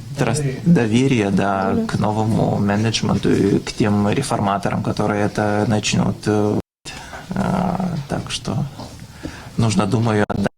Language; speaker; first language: Russian; non-native, fluent; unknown